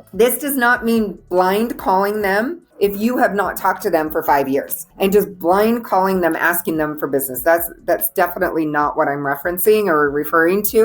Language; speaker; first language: English; native; English